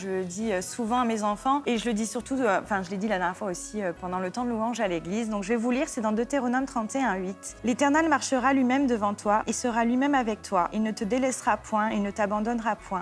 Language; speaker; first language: French; native; French